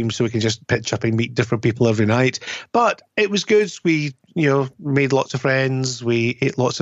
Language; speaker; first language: English; native; English